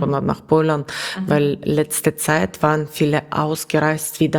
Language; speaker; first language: German; non-native, learner; Russian